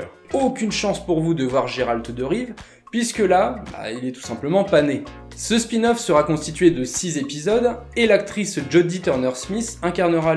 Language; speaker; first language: French; native; French